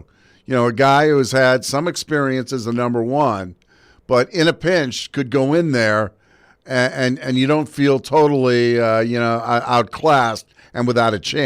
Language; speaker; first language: English; native; English